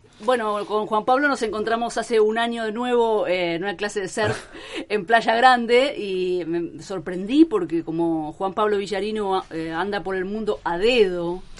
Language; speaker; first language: Spanish; native; Spanish